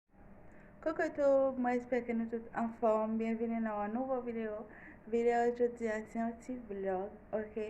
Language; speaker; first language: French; non-native, local second language; Haitian Creole